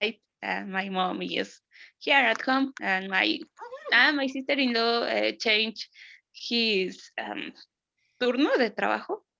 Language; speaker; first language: English; non-native, learner; Spanish